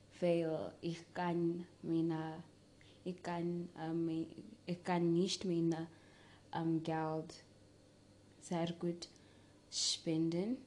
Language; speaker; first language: German; non-native, learner; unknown